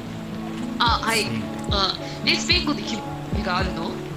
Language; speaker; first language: Japanese; non-native, learner; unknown